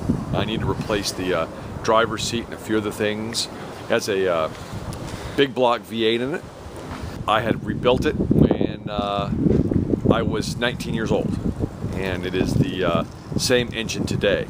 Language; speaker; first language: English; native; English